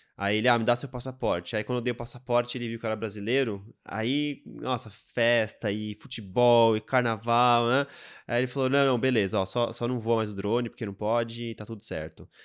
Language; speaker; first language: Portuguese; native; Portuguese